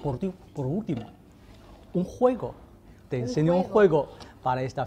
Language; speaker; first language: Spanish; non-native, fluent; Chinese